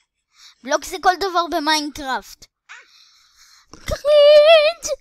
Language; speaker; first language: Hebrew; native; Hebrew